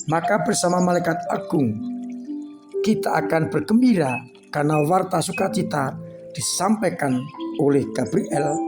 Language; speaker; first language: Indonesian; non-native, local second language; Javanese